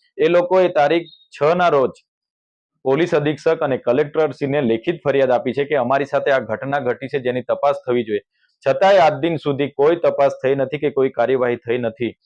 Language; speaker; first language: Gujarati; non-native, local second language; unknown